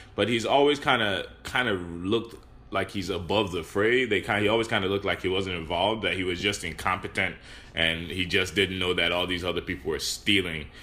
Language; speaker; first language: English; non-native, local second language; Yoruba